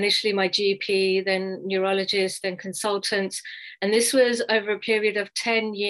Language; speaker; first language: English; native; English